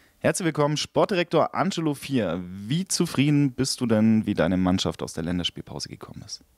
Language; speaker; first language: German; native; German